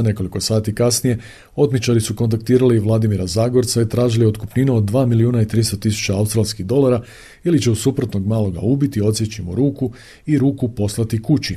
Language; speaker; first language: Croatian; native; Croatian